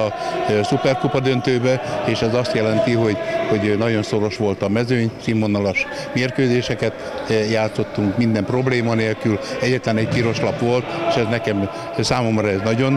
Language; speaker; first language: Hungarian; native; Hungarian